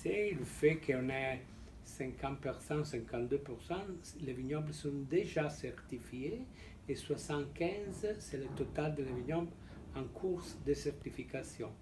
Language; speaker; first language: French; non-native, fluent; Italian